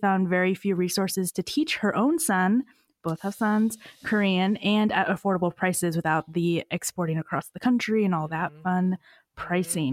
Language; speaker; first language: English; native; English